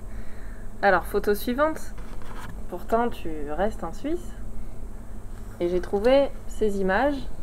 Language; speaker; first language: French; native; French